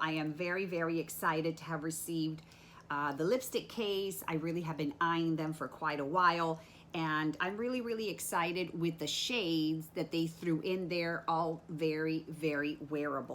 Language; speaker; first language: English; native; English